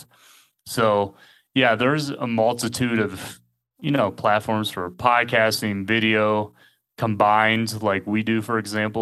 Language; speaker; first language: English; native; English